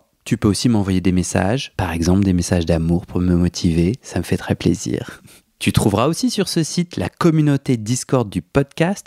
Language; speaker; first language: French; native; French